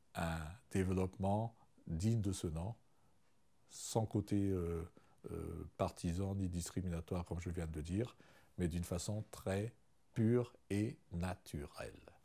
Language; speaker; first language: French; non-native, local second language; Malagasy